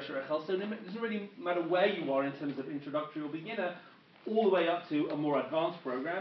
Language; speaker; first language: English; native; English